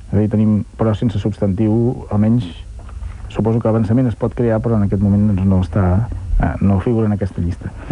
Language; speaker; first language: Catalan; native; Catalan